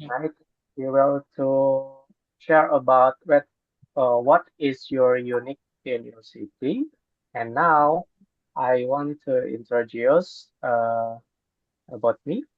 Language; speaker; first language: English; non-native, learner; Indonesian